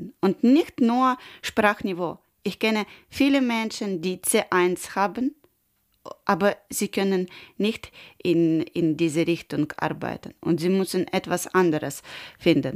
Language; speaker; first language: German; non-native, learner; Ukrainian